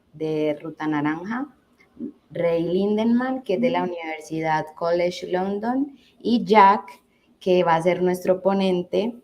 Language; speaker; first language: Spanish; native; Spanish